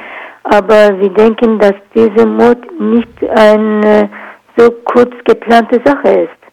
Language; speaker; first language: German; non-native, learner; Kurdish